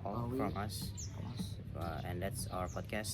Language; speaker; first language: English; non-native, fluent; Indonesian